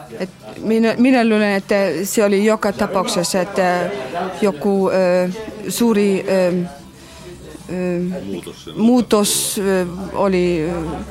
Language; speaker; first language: Finnish; non-native, fluent; German